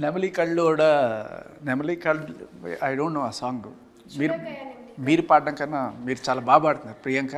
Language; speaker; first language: Telugu; native; Telugu